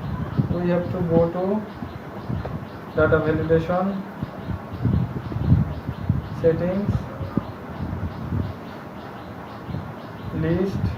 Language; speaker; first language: English; non-native, local second language; Bangla